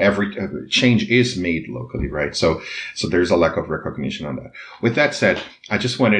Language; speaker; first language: English; non-native, fluent; Portuguese